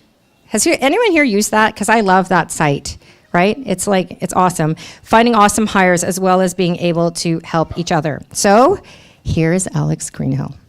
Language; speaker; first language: English; native; English